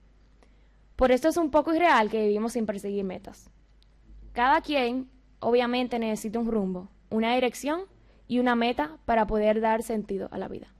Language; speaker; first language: Spanish; early bilingual, heritage; Spanish